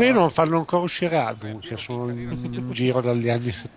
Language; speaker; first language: Italian; native; Italian